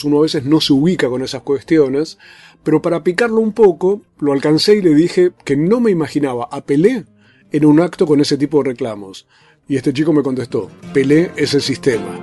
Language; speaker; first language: Spanish; native; Spanish